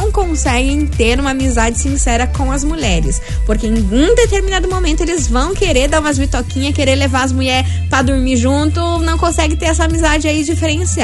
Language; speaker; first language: Portuguese; native; Portuguese